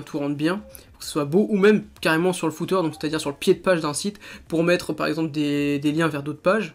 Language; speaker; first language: French; native; French